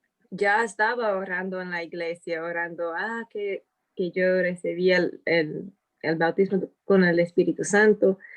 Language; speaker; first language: Spanish; non-native, fluent; English